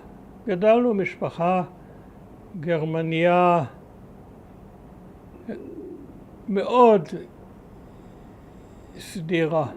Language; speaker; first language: Hebrew; early bilingual, other home language; German